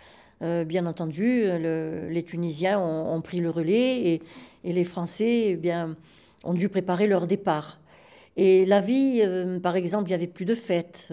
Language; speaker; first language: French; native; French